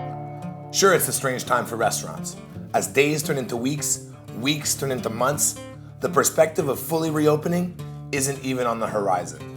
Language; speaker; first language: English; non-native, local second language; French